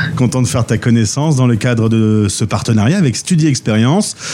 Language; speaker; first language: French; native; French